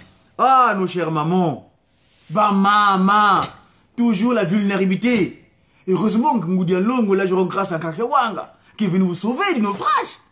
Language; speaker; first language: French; non-native, local second language; Kongo